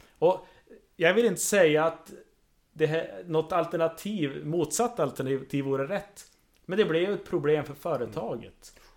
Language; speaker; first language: Swedish; native; Swedish